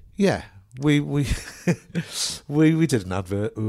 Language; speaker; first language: English; native; English